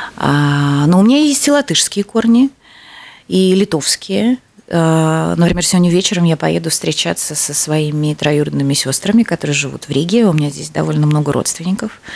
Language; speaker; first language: Russian; native; Russian